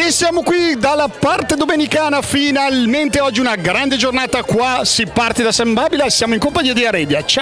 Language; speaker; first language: Italian; native; Italian